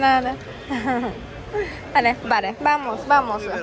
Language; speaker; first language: Spanish; non-native, learner; Japanese